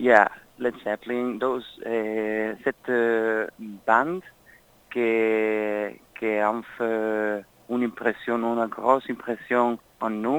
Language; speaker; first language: French; non-native, learner; Spanish